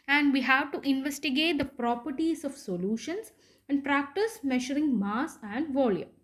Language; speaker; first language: English; non-native, local second language; Malayalam